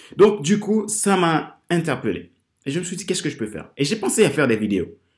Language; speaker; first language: French; non-native, local second language; Haitian Creole